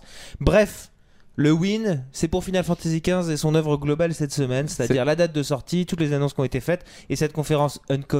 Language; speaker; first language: French; native; French